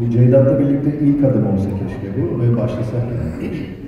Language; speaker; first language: Turkish; native; Turkish